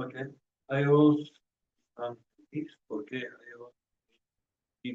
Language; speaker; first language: Spanish; non-native, learner; English